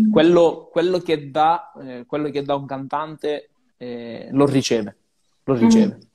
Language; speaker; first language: Italian; native; Italian